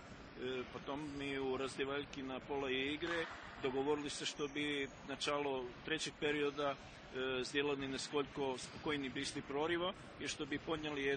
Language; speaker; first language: Russian; non-native, learner; Serbian